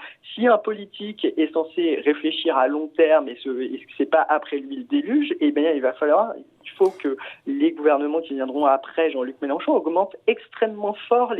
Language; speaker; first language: French; native; French